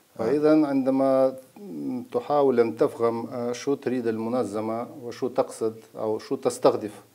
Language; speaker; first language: Arabic; non-native, fluent; Russian